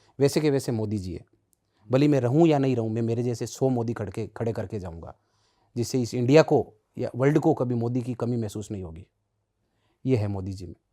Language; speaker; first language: Hindi; native; Hindi